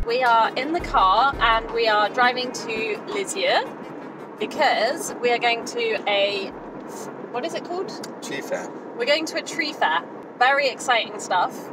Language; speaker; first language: English; native; English